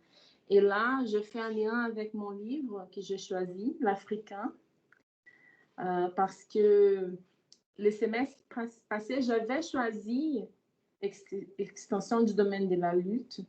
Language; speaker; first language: French; non-native, fluent; Portuguese